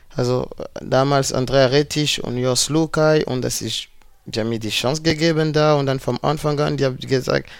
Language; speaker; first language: German; non-native, fluent; French